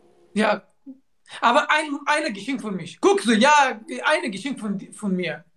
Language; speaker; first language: German; non-native, learner; Turkish